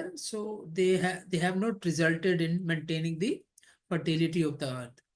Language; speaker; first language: English; non-native, local second language; Hindi